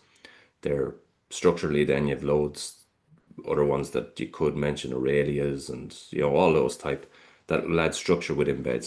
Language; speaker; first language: English; native; English